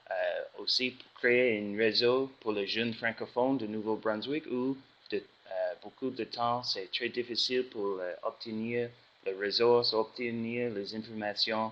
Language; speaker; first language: French; non-native, learner; English